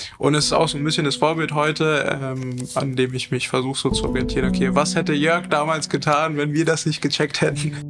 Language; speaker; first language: German; early bilingual, other home language; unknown